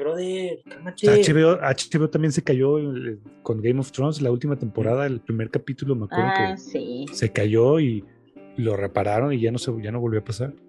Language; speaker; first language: Spanish; native; Spanish